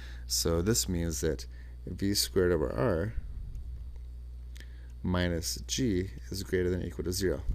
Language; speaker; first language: English; native; English